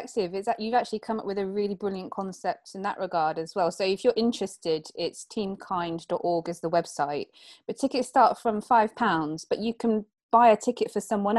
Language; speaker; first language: English; native; English